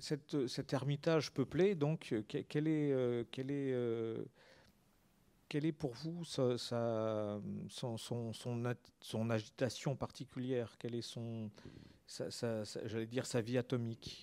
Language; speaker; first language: French; native; French